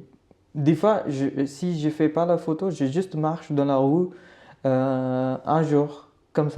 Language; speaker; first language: French; non-native, learner; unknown